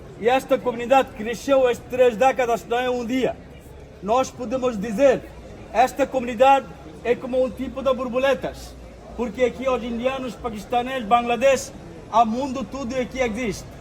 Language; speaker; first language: Portuguese; non-native, local second language; Bangla